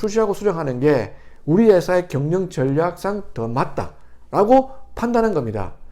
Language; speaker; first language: Korean; native; Korean